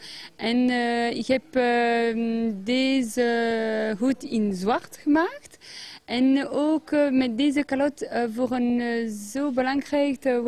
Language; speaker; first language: Dutch; non-native, learner; French